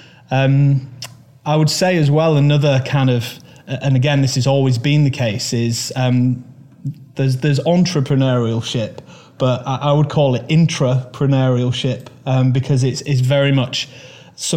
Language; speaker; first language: English; native; English